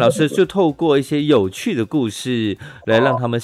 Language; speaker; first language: Chinese; native; Chinese